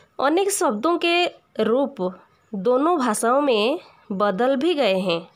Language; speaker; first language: Hindi; non-native, local second language; Odia